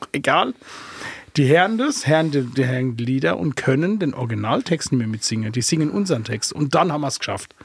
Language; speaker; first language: German; early bilingual, other home language; Arabic